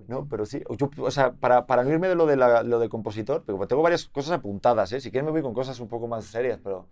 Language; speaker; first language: Spanish; native; Spanish